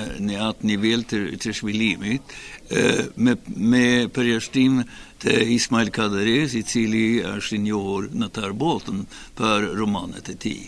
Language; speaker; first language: Albanian; non-native, fluent; Swedish